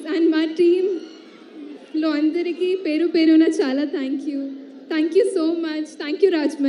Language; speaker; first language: Telugu; non-native, fluent; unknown